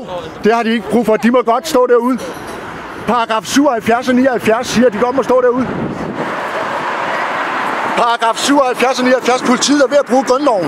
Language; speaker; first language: Danish; native; Danish